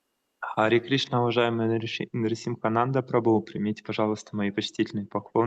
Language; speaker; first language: Russian; native; Russian